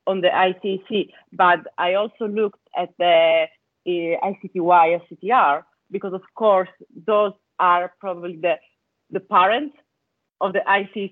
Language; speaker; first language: English; non-native, fluent; Italian